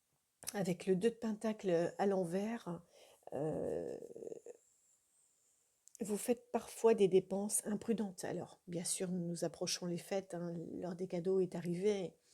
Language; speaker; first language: French; native; French